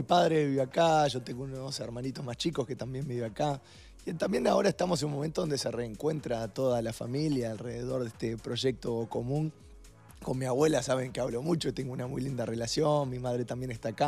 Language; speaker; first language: Spanish; native; Spanish